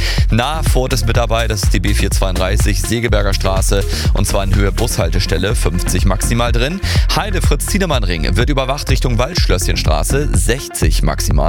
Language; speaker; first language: German; native; German